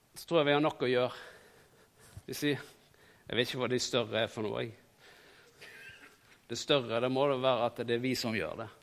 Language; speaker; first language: Norwegian; native; Norwegian